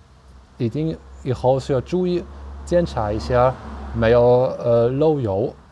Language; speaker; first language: Chinese; non-native, learner; German